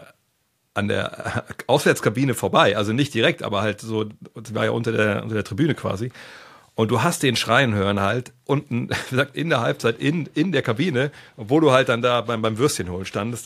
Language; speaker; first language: German; native; German